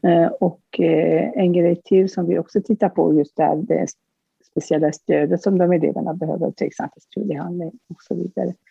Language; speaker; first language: Swedish; non-native, fluent; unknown